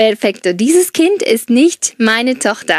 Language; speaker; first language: German; non-native, fluent; Spanish